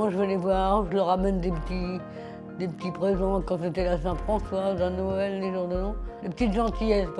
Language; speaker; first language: French; native; French